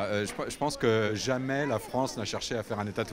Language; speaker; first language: French; native; French